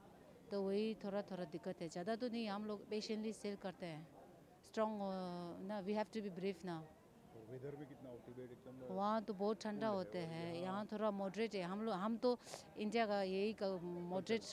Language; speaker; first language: Hindi; non-native, local second language; Tibetan